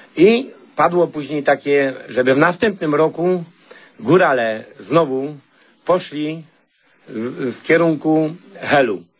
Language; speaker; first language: Polish; native; Polish